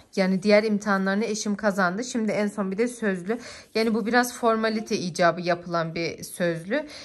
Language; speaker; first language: Turkish; early bilingual, heritage; Turkish